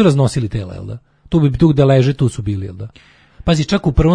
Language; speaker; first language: Serbian; native; Serbian